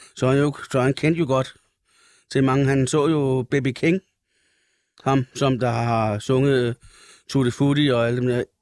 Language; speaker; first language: Danish; native; Danish